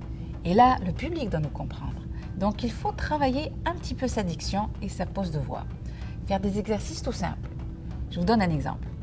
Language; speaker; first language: French; native; French